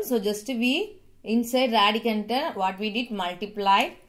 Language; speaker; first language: English; non-native, local second language; Tamil